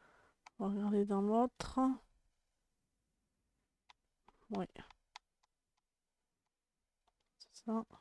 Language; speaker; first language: French; native; French